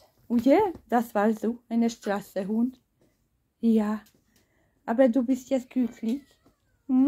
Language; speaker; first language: German; non-native, learner; Hungarian